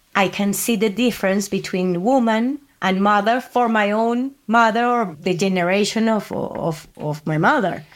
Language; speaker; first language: English; non-native, fluent; Spanish